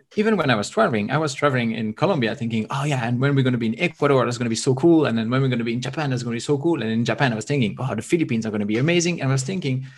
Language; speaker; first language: English; non-native, fluent; French